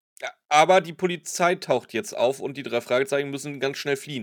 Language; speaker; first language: German; native; German